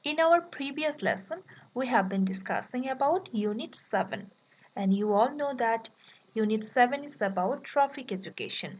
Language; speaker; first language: English; non-native, local second language; Bangla